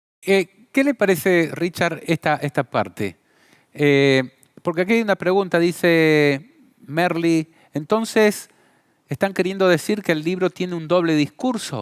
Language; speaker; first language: Spanish; native; Spanish